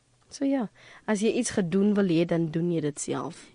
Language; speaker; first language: Afrikaans; native; Afrikaans